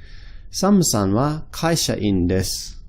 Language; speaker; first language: Japanese; non-native, fluent; English